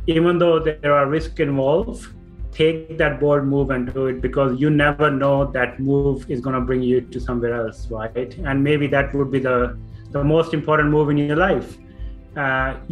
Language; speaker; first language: English; non-native, local second language; Punjabi